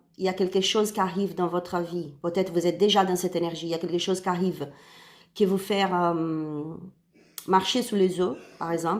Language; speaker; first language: French; non-native, learner; Spanish